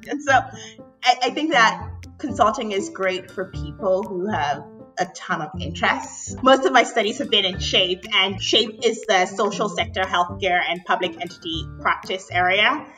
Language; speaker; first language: English; non-native, local second language; Akan